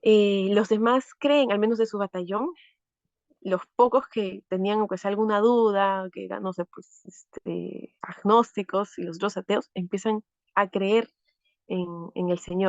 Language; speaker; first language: Spanish; native; Spanish